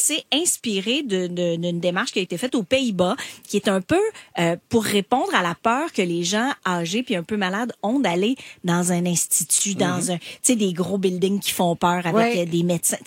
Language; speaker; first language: French; native; French